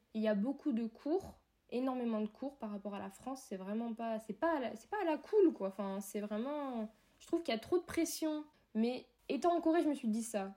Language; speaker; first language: French; native; French